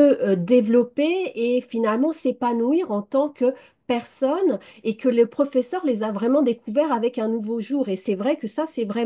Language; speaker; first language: French; native; French